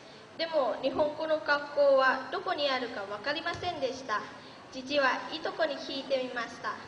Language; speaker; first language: Japanese; early bilingual, other home language; Lao